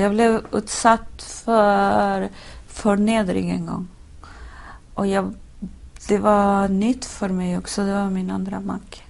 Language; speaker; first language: Swedish; non-native, fluent; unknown